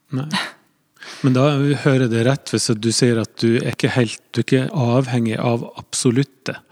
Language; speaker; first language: Norwegian; native; Norwegian